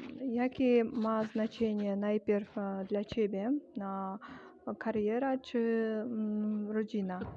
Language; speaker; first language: Polish; non-native, fluent; Kyrgyz